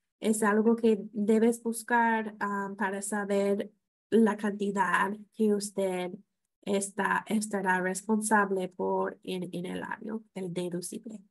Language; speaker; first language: Spanish; non-native, fluent; English